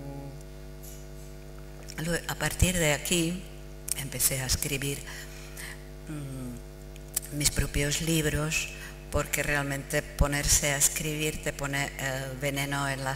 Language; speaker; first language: Spanish; non-native, fluent; Czech